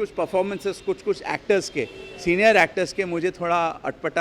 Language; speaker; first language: Hindi; native; Hindi